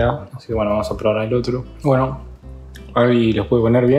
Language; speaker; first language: Spanish; native; Spanish